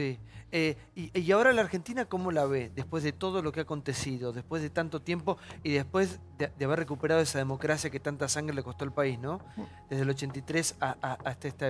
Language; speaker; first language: Spanish; native; Spanish